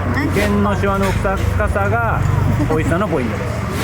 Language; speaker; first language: Japanese; native; Japanese